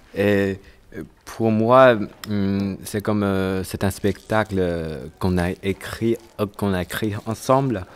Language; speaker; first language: French; non-native, learner; Chinese